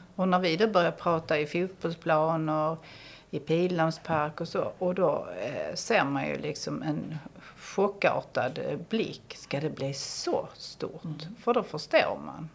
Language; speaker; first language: Swedish; native; Swedish